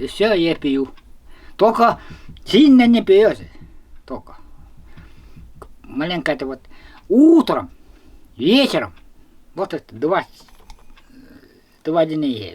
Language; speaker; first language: Russian; non-native, local second language; Yakut